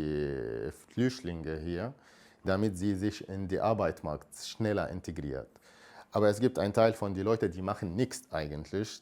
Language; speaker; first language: German; non-native, learner; Arabic